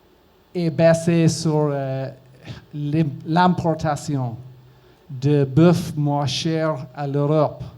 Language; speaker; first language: French; non-native, learner; English